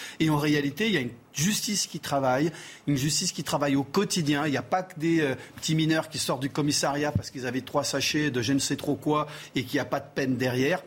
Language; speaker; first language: French; early bilingual, other home language; Portuguese